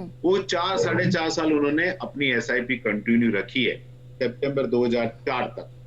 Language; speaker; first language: Hindi; native; Hindi